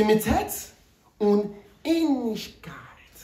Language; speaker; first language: German; non-native, learner; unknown